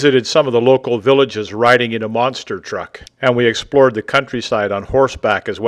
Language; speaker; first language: English; native; English